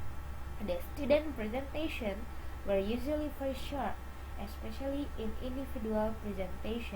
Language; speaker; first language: English; non-native, learner; Indonesian